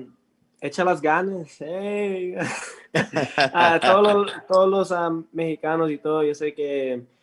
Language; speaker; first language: Spanish; early bilingual, heritage; English